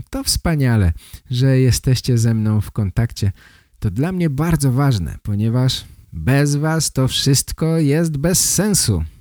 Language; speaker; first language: Polish; native; Polish